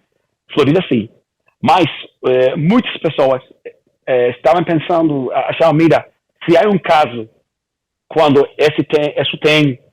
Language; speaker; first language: Portuguese; early bilingual, heritage; Portuguese